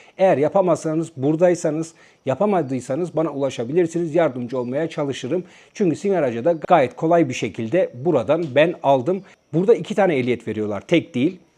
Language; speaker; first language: Turkish; native; Turkish